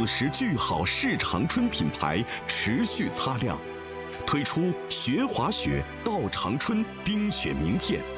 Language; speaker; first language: Chinese; native; Chinese